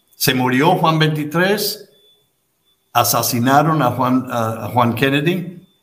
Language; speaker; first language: Spanish; non-native, fluent; English